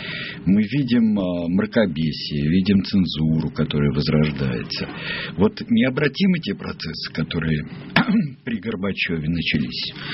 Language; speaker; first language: Russian; native; Russian